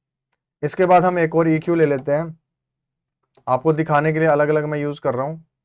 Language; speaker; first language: Hindi; native; Hindi